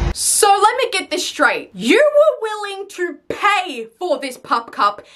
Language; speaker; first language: English; native; English